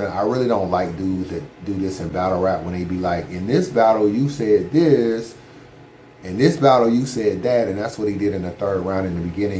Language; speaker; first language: English; native; English